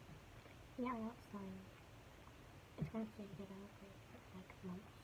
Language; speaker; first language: English; native; English